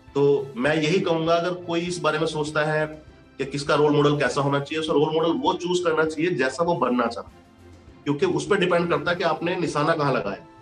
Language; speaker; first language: Hindi; native; Hindi